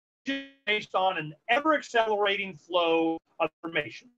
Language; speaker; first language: English; native; English